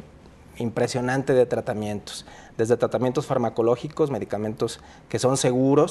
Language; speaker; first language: Spanish; native; Spanish